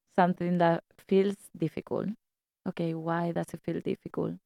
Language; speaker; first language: English; non-native, fluent; Spanish